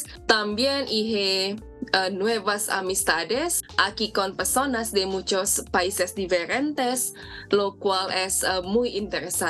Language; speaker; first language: Spanish; non-native, learner; Indonesian